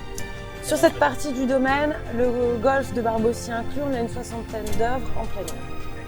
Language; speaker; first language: French; native; French